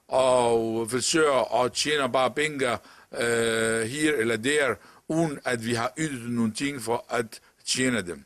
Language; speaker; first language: Danish; non-native, local second language; Arabic